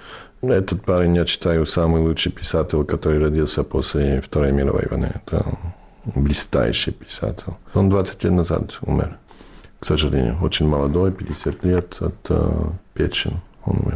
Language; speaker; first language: Russian; non-native, fluent; English